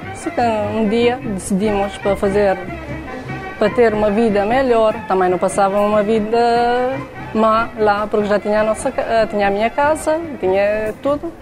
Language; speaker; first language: Portuguese; non-native, learner; Romanian